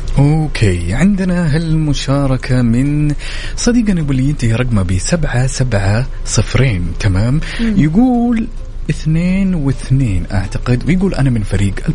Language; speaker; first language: Arabic; native; Arabic